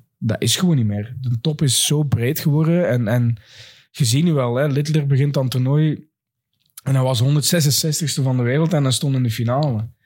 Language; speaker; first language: Dutch; native; Dutch